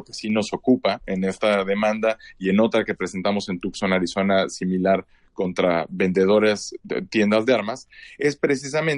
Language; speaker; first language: Spanish; native; Spanish